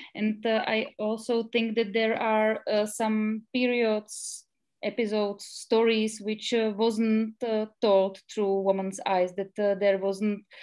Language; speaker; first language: English; non-native, learner; Czech